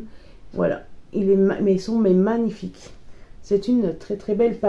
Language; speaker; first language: French; native; French